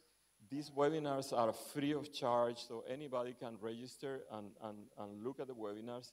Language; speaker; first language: English; non-native, fluent; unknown